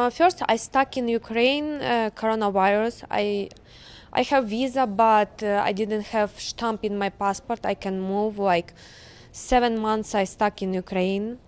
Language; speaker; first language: English; non-native, learner; Ukrainian